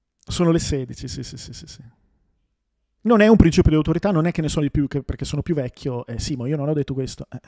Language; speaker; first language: Italian; native; Italian